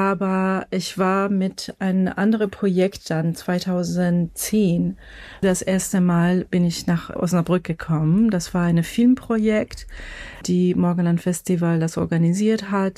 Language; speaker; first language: German; non-native, fluent; Persian